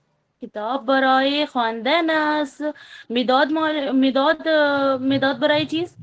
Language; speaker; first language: Persian; non-native, learner; Urdu